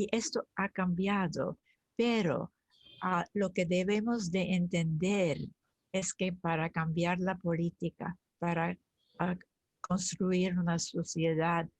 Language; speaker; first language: Spanish; early bilingual, other home language; German